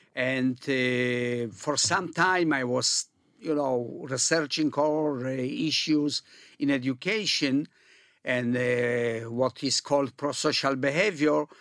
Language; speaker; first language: English; non-native, fluent; Polish